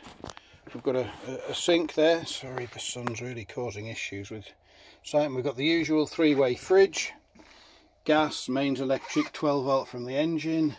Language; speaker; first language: English; native; English